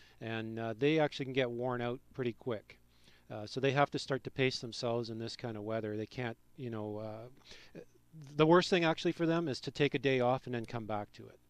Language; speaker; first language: English; native; English